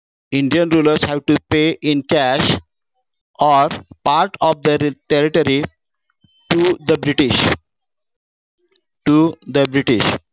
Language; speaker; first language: English; non-native, local second language; Marathi